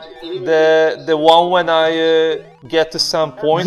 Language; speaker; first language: English; non-native, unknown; Hungarian